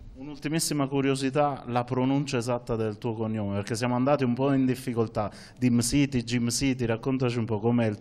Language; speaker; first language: Italian; native; Italian